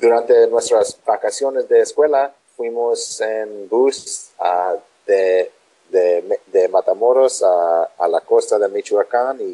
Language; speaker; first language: Spanish; non-native, learner; English